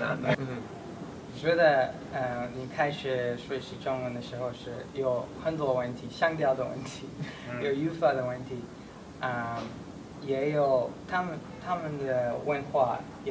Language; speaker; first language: Chinese; non-native, learner; English